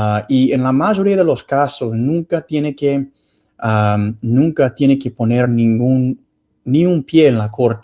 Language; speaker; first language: Spanish; non-native, fluent; English